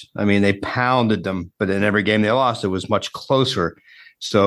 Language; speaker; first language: English; native; English